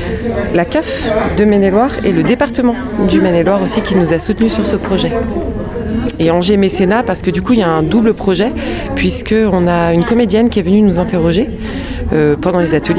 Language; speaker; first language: French; native; French